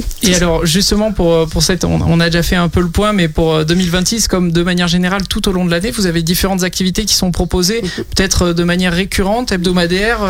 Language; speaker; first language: French; native; French